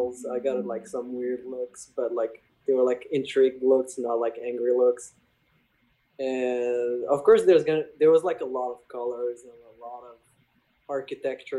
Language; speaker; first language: English; non-native, fluent; Arabic